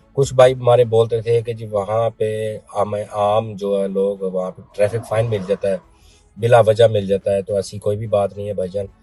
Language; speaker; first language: Urdu; non-native, local second language; Punjabi